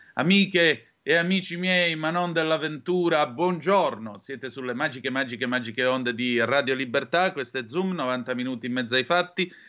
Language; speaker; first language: Italian; native; Italian